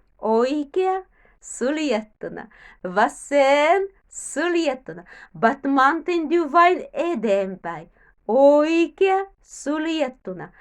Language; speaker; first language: Finnish; non-native, learner; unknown